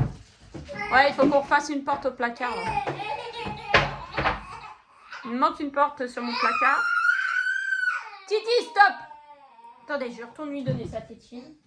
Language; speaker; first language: French; native; French